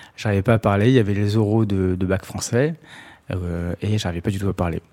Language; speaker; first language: French; native; French